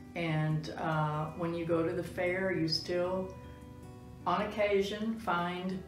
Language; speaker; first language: English; early bilingual, other home language; German